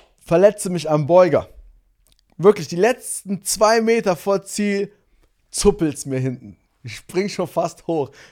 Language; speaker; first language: German; early bilingual, other home language; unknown